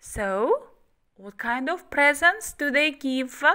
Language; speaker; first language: English; non-native, fluent; Kazakh